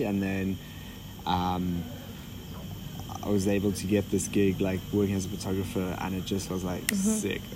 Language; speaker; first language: English; native; English